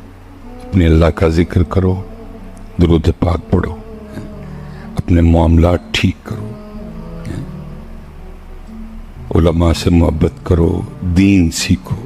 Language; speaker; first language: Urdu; non-native, local second language; Punjabi